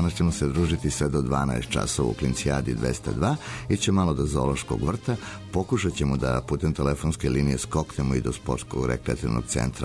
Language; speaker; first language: Serbian; native; Serbian